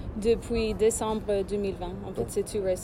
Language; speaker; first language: French; non-native, fluent; English